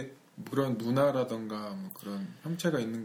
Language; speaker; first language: Korean; native; Korean